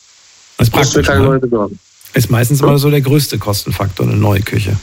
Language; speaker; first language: German; native; German